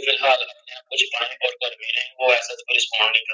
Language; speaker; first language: Urdu; native; Urdu